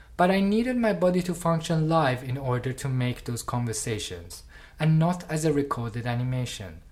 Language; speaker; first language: English; non-native, fluent; Persian